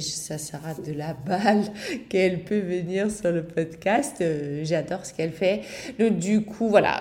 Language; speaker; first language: French; non-native, fluent; Dutch